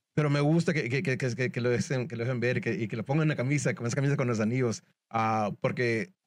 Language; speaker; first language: Spanish; early bilingual, heritage; Spanish